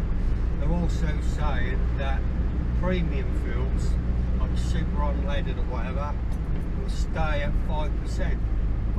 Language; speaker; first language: English; native; English